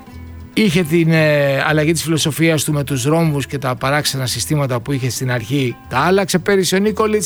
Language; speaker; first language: Greek; native; Greek